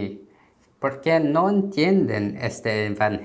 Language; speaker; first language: Spanish; non-native, learner; Korean